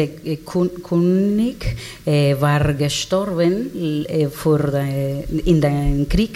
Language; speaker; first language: German; non-native, learner; Spanish